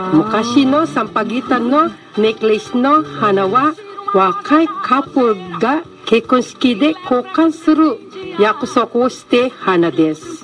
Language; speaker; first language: Japanese; non-native, learner; Filipino